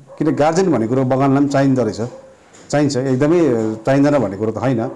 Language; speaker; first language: Nepali; native; Nepali